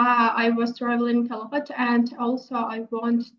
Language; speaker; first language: English; non-native, learner; Ukrainian